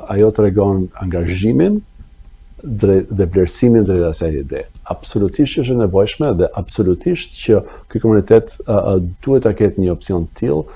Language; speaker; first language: Albanian; early bilingual, other home language; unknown